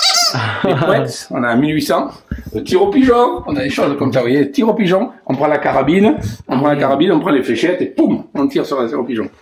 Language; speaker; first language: French; native; French